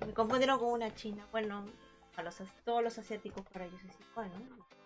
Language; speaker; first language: Spanish; native; Spanish